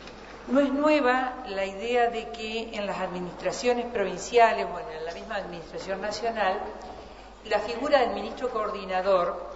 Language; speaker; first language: Spanish; native; Spanish